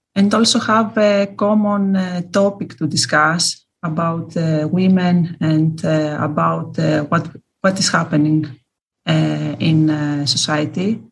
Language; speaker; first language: English; non-native, fluent; Greek